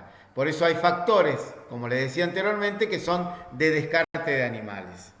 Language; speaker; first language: Spanish; native; Spanish